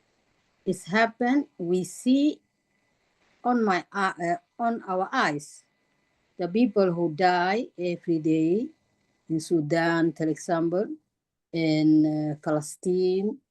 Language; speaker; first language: English; non-native, learner; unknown